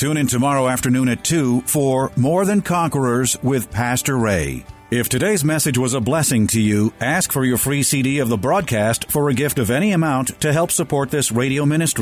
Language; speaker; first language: English; native; English